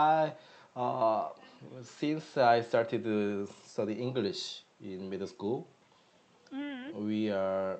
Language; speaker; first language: English; non-native, learner; Korean